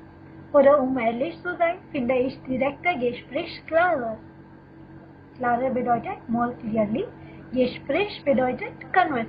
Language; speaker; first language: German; non-native, fluent; Hindi